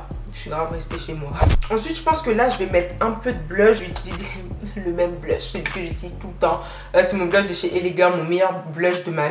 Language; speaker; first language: French; native; French